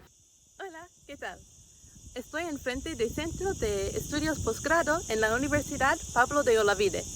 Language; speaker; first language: Spanish; non-native, learner; English